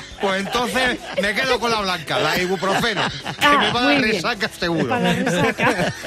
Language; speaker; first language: Spanish; native; Spanish